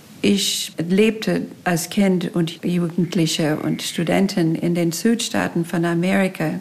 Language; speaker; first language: German; non-native, fluent; English